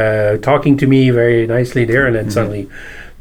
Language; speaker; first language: English; native; English